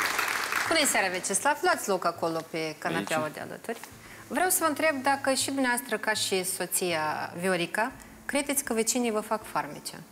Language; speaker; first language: Romanian; native; Romanian